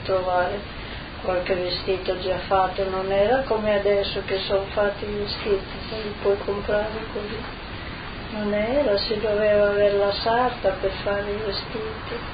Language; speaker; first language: Italian; non-native, local second language; Slovenian